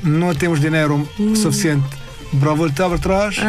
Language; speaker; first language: Portuguese; non-native, fluent; Arabic